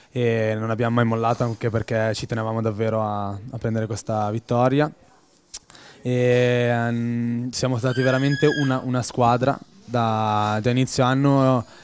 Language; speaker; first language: Italian; native; Italian